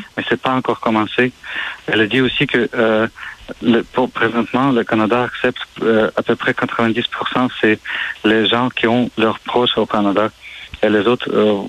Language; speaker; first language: French; non-native, fluent; Ukrainian